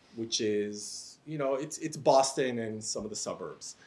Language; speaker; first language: English; native; English